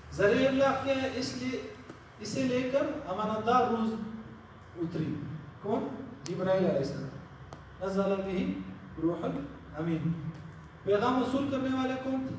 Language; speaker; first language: Urdu; non-native, local second language; Pashto